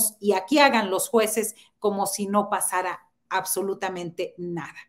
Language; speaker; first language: Spanish; native; Spanish